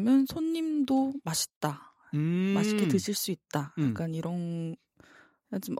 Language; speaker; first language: Korean; native; Korean